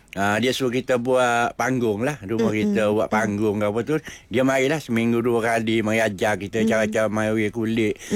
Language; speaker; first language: Malay; non-native, local second language; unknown